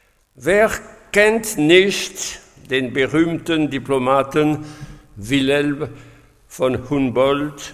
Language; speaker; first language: German; non-native, fluent; French